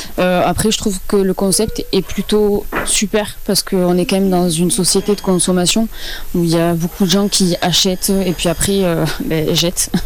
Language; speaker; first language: French; native; French